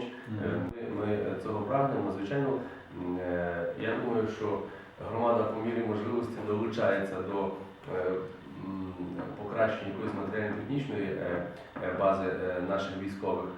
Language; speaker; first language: Ukrainian; native; Ukrainian